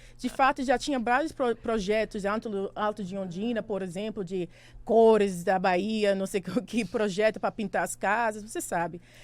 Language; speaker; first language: Portuguese; non-native, fluent; English